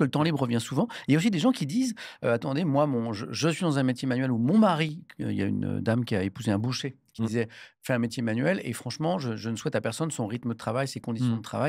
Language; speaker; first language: French; native; French